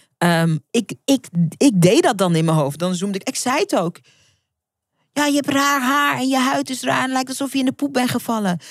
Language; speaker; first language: Dutch; native; Dutch